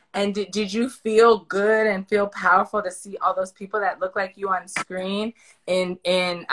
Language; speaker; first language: English; native; English